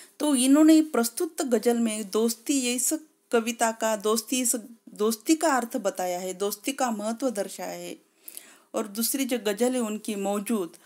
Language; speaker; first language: Hindi; non-native, local second language; Marathi